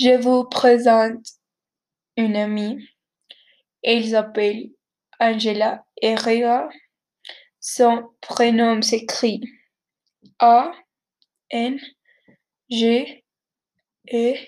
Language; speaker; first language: French; non-native, learner; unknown